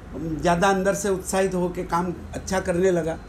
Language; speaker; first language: Hindi; non-native, local second language; Gujarati